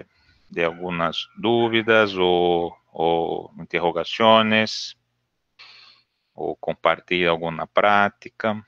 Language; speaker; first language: Spanish; non-native, learner; Portuguese